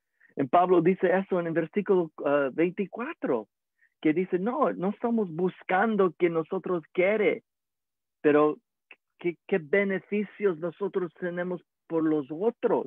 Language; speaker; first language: Spanish; early bilingual, heritage; English